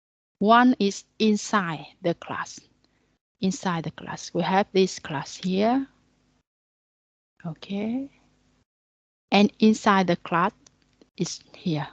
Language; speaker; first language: English; non-native, learner; Vietnamese